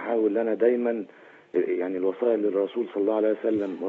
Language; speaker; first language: Arabic; native; Arabic